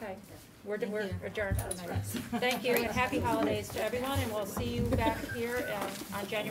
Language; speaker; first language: English; native; English